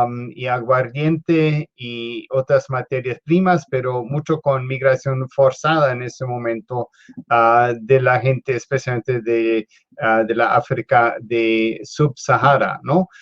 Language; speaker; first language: Spanish; non-native, fluent; English